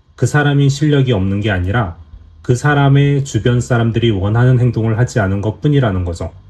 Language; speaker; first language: Korean; native; Korean